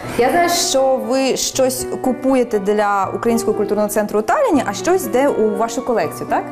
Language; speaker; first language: Ukrainian; native; Ukrainian